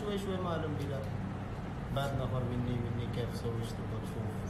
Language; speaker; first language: Arabic; non-native, learner; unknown